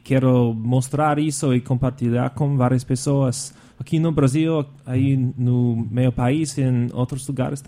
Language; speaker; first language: Portuguese; non-native, fluent; English